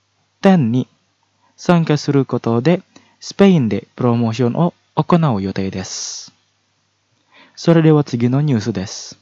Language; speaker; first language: Japanese; non-native, fluent; Indonesian